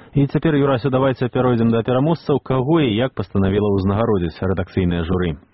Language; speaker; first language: Belarusian; native; Belarusian